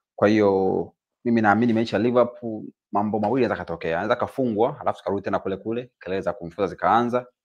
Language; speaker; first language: Swahili; native; Swahili